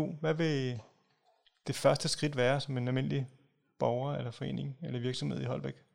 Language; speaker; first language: Danish; native; Danish